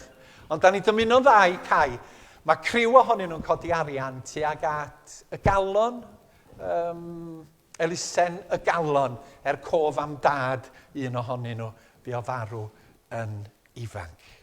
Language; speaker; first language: Welsh; native; Welsh